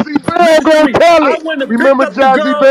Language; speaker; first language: English; native; English